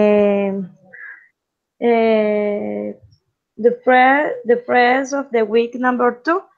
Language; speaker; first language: English; non-native, learner; Spanish